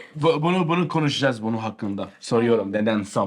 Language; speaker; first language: Turkish; non-native, fluent; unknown